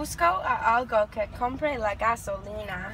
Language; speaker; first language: Spanish; non-native, learner; English